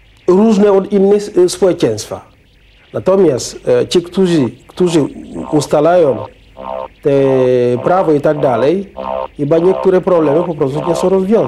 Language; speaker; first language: Polish; non-native, fluent; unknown